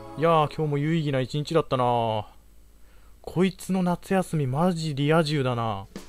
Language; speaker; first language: Japanese; native; Japanese